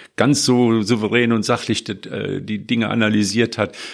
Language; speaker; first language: German; native; German